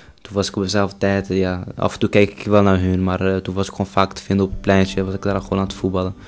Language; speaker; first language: Dutch; early bilingual, other home language; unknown